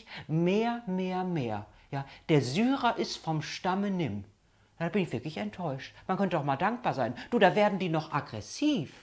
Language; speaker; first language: German; native; German